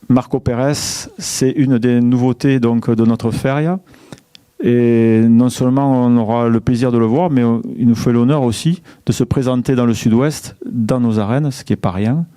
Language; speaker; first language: French; native; French